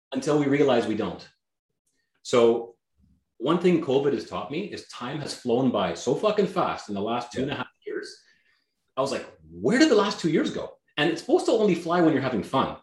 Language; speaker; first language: English; non-native, fluent; Greek